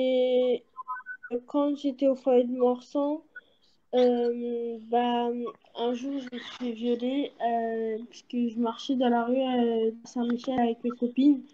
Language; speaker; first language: French; early bilingual, other home language; Portuguese